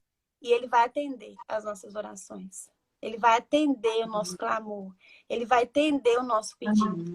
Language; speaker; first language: Portuguese; native; Portuguese